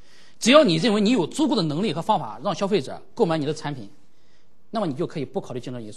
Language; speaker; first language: Chinese; native; Chinese